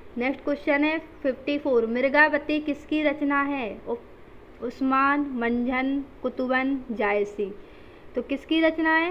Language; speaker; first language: Hindi; native; Hindi